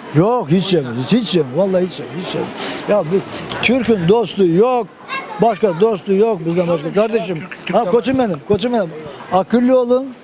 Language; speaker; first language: Turkish; native; Turkish